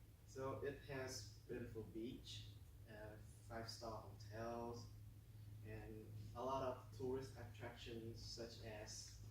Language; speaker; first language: English; non-native, learner; Vietnamese